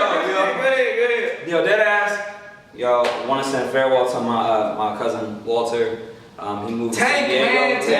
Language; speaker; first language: English; native; English